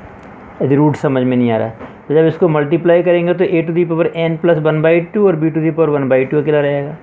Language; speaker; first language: Hindi; native; Hindi